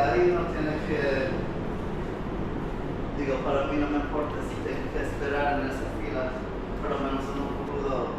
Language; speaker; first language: Spanish; non-native, fluent; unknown